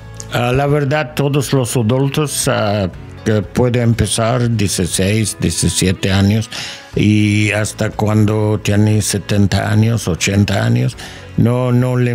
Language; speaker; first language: Spanish; non-native, learner; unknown